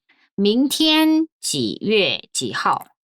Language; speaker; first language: Chinese; non-native, fluent; Korean